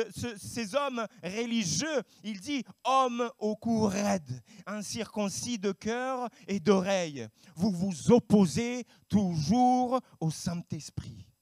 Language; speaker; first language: French; native; French